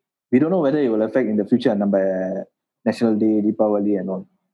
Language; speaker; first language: English; non-native, local second language; Tamil